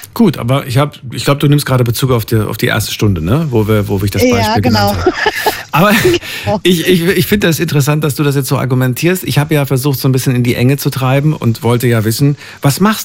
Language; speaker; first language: German; native; German